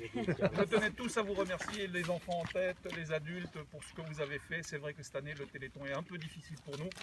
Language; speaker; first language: French; native; French